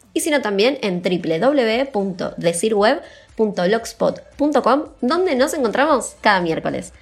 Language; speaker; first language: Spanish; native; Spanish